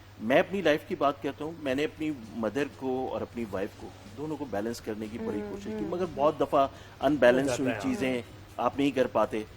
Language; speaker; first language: Urdu; native; Urdu